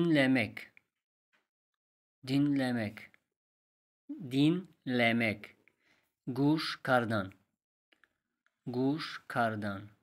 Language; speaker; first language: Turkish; non-native, fluent; Persian